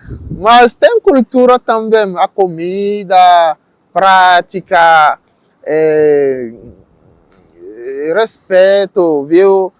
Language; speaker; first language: Portuguese; non-native, learner; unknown